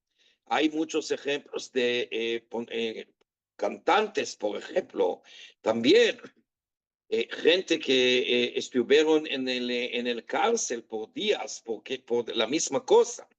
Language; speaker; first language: Spanish; non-native, fluent; Hebrew